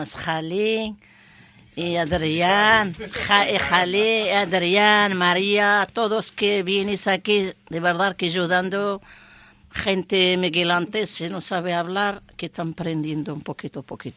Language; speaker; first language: Spanish; non-native, learner; Arabic